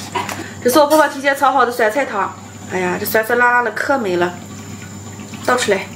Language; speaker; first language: Chinese; native; Chinese